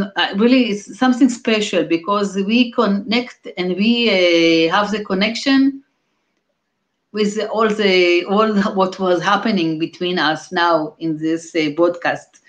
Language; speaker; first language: English; non-native, fluent; Hebrew